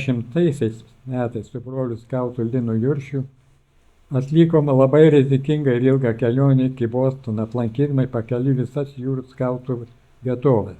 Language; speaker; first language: Lithuanian; native; Lithuanian